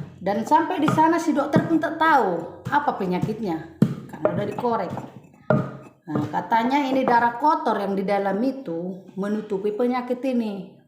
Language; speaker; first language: Indonesian; non-native, local second language; Batak Toba